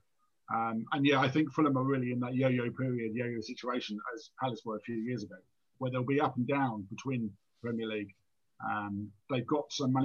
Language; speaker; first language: English; native; English